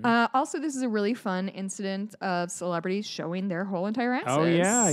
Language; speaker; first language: English; native; English